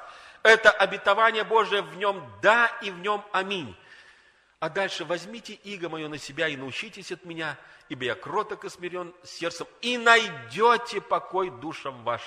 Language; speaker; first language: Russian; native; Russian